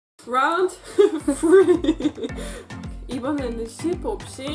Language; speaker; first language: Korean; non-native, fluent; Dutch